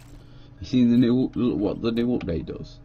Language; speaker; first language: English; native; English